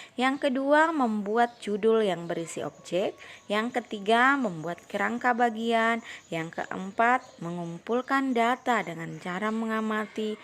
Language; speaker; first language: Indonesian; native; Indonesian